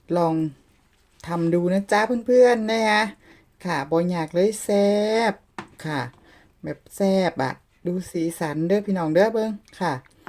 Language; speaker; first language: Thai; native; Thai